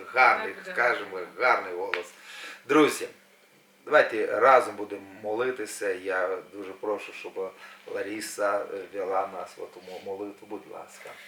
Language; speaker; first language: Ukrainian; non-native, local second language; Russian